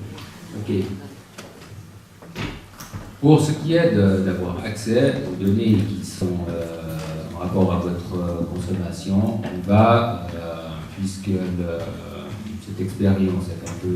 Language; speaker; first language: French; native; French